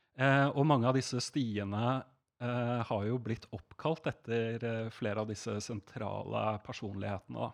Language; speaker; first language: Norwegian; native; Norwegian